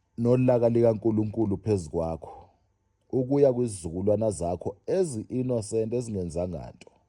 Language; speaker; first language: Zulu; non-native, local second language; Xhosa